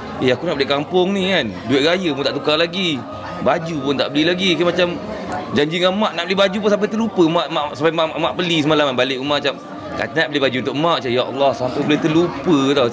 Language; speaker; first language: Malay; native; Malay